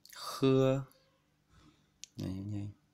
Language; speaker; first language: Chinese; non-native, fluent; Vietnamese